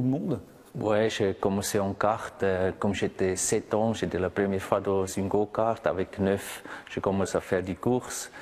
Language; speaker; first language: French; non-native, local second language; German